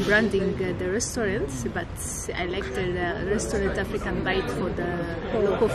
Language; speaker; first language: English; non-native, local second language; Kinyarwanda